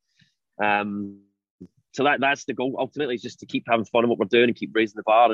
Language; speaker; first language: English; native; English